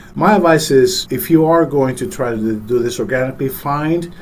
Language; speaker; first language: English; early bilingual, other home language; Spanish